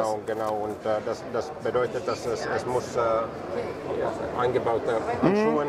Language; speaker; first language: German; non-native, fluent; Finnish